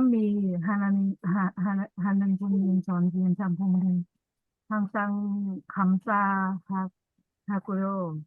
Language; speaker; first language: Korean; non-native, learner; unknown